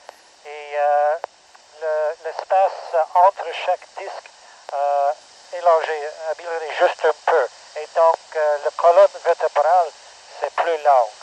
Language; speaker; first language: French; non-native, local second language; English